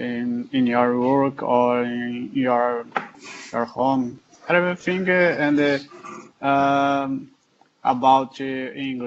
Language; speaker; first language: English; non-native, learner; Portuguese